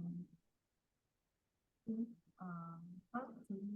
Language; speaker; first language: English; non-native, learner; Vietnamese